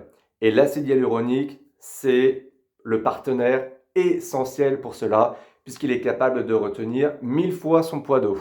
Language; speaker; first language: French; native; French